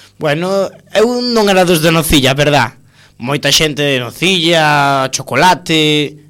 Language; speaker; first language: Galician; non-native, local second language; Spanish